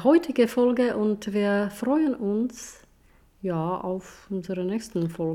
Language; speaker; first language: German; non-native, fluent; Czech